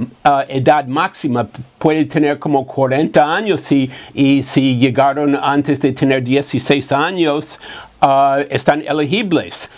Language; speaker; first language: Spanish; non-native, fluent; English